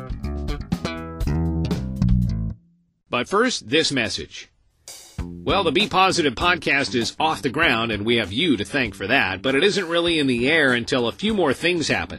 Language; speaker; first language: English; native; English